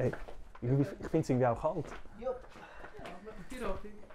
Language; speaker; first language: German; native; German